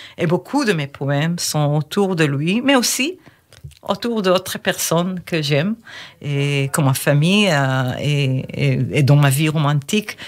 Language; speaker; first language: French; non-native, fluent; Hebrew